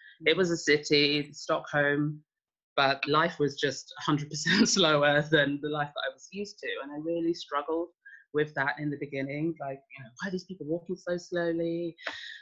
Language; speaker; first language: English; native; English